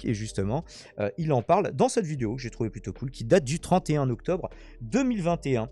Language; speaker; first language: French; native; French